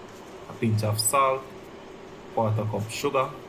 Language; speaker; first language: English; native; English